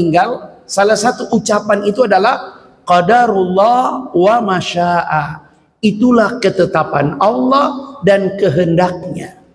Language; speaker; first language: Indonesian; native; Indonesian